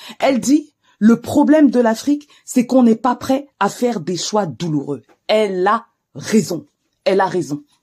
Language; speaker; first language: French; native; French